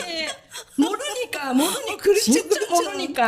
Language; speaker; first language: Korean; non-native, fluent; Japanese